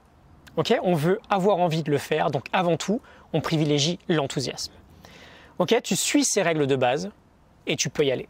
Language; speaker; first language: French; native; French